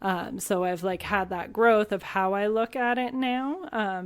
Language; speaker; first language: English; native; English